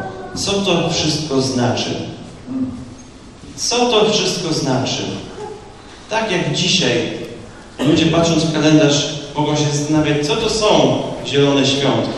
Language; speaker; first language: Polish; native; Polish